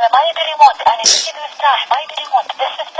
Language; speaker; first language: Arabic; native; Arabic